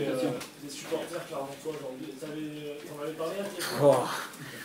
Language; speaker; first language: French; native; French